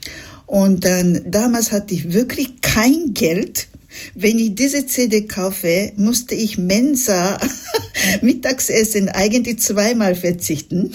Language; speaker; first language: German; non-native, fluent; Japanese